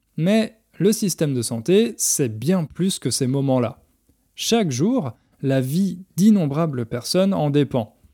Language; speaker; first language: French; native; French